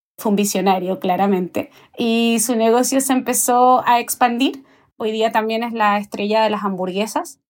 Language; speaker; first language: Spanish; native; Spanish